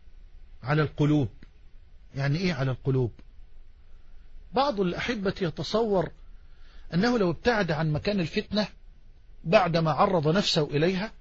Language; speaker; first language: Arabic; native; Arabic